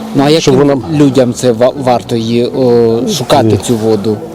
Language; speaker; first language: Ukrainian; native; Ukrainian